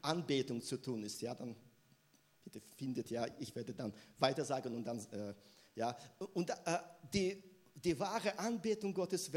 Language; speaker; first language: German; non-native, fluent; Russian